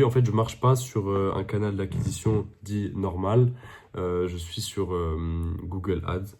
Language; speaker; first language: French; native; French